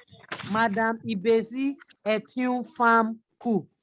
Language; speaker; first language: French; non-native, fluent; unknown